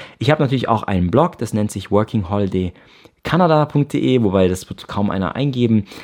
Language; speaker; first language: German; native; German